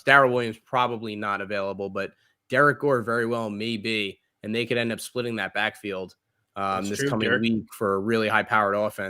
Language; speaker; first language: English; native; English